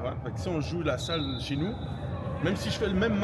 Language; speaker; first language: French; native; French